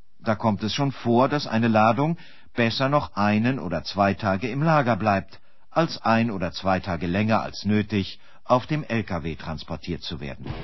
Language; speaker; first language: German; native; German